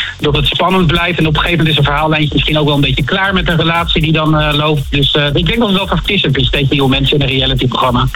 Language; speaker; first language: Dutch; native; Dutch